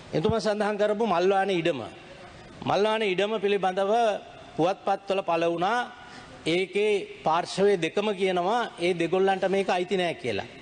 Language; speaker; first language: Sinhala; native; Sinhala